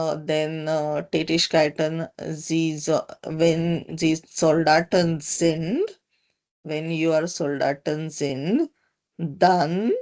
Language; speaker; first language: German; non-native, learner; Hindi